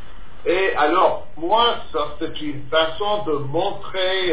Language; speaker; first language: French; non-native, fluent; English